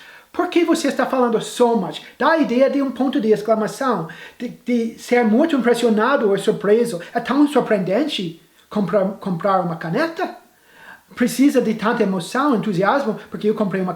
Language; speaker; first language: Portuguese; non-native, fluent; English